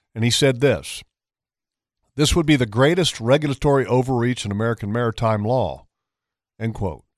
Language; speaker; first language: English; native; English